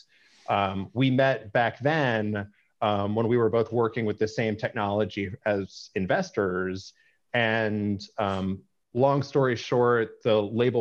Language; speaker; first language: English; native; English